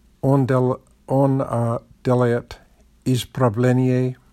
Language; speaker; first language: Russian; non-native, learner; English